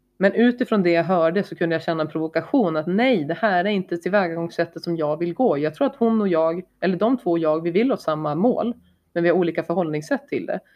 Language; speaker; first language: Swedish; native; Swedish